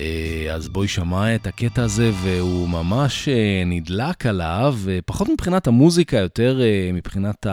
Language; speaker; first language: Hebrew; native; Hebrew